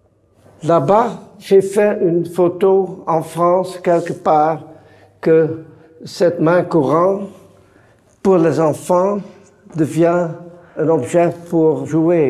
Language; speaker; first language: French; non-native, fluent; Dutch